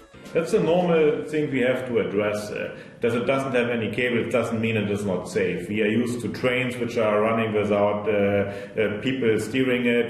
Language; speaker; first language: English; non-native, fluent; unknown